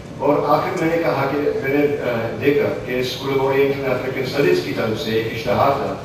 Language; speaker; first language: Urdu; non-native, fluent; English